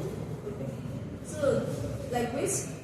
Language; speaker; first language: English; non-native, local second language; Tamil